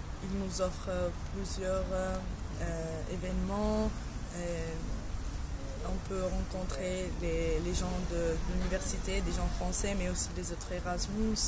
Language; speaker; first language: French; non-native, learner; Italian